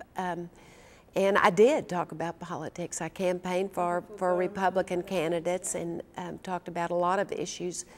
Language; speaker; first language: English; native; English